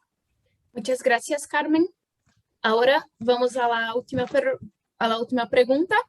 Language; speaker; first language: Spanish; non-native, fluent; Portuguese